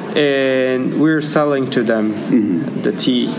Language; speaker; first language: English; non-native, learner; Japanese